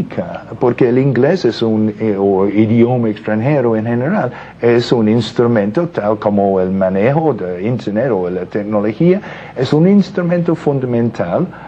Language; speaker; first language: Spanish; non-native, fluent; English